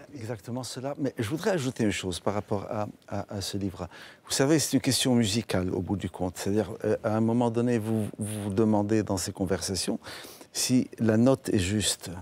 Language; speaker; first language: French; non-native, fluent; Arabic